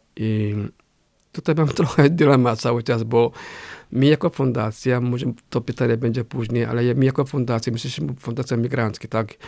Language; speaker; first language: Polish; non-native, fluent; Somali